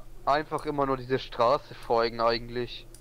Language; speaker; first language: German; native; German